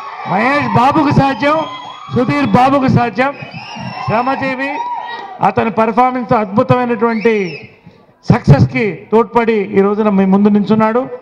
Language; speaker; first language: Telugu; native; Telugu